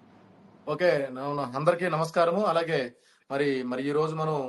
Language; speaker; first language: Telugu; native; Telugu